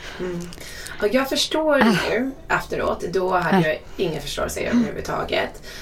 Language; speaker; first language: Swedish; non-native, fluent; English